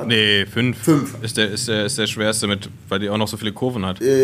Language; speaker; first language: German; native; German